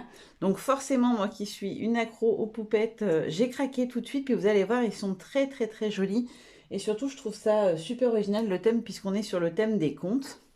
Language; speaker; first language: French; native; French